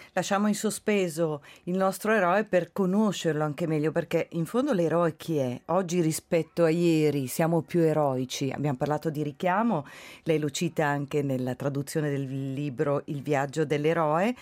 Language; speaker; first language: Italian; native; Italian